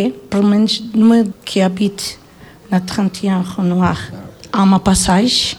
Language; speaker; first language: French; non-native, learner; Portuguese